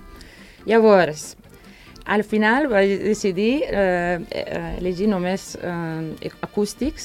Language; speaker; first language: Catalan; non-native, fluent; Serbian